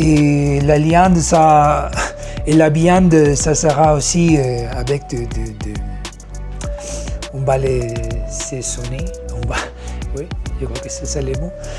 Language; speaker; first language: French; non-native, learner; Spanish